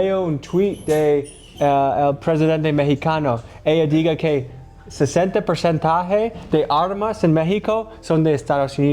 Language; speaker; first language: Spanish; non-native, learner; English